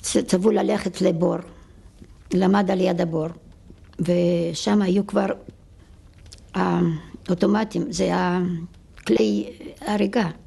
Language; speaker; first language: Hebrew; non-native, fluent; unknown